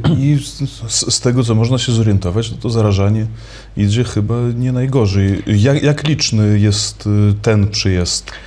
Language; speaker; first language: Polish; native; Polish